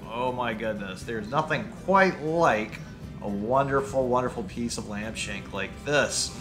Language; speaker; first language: English; native; English